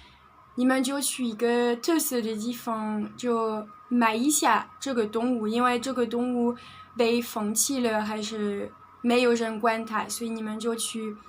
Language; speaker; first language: Chinese; non-native, fluent; French